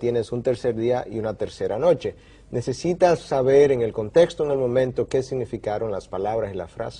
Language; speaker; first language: Spanish; native; Spanish